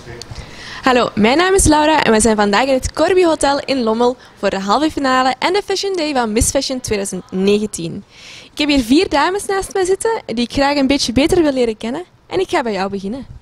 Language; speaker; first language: Dutch; native; Dutch